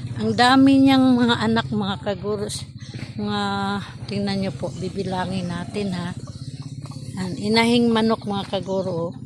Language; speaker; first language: Filipino; non-native, local second language; Cebuano